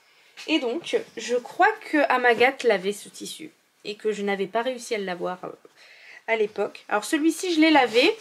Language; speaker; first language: French; native; French